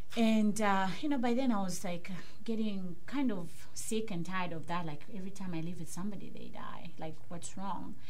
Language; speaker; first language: English; non-native, local second language; Bemba